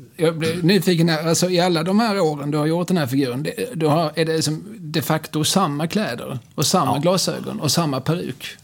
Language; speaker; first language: Swedish; native; Swedish